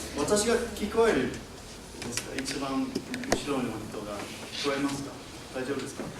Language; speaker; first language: Japanese; non-native, learner; English